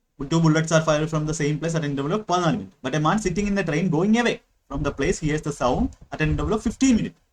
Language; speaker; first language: English; non-native, local second language; Malayalam